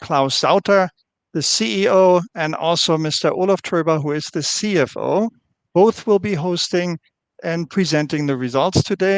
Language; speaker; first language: English; non-native, fluent; German